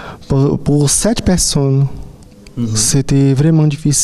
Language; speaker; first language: French; non-native, fluent; Portuguese